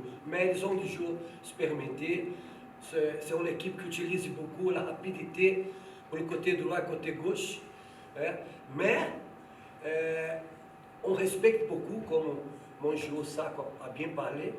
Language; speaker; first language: French; non-native, fluent; Portuguese